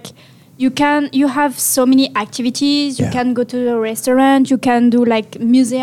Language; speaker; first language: English; non-native, learner; French